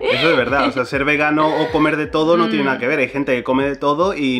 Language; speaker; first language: Spanish; native; Spanish